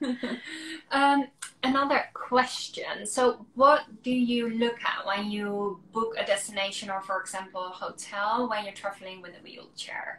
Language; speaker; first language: English; non-native, fluent; Dutch